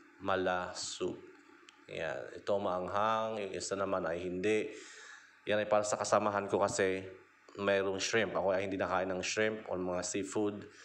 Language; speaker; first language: Filipino; native; Filipino